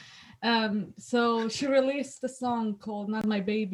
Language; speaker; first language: English; non-native, fluent; Romanian